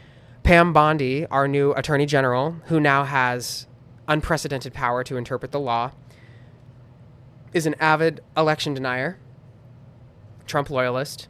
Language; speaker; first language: English; native; English